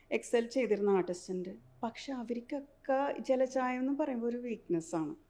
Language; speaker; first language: Malayalam; early bilingual, heritage; Malayalam